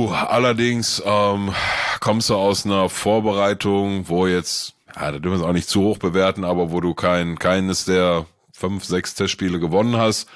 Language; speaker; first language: German; native; German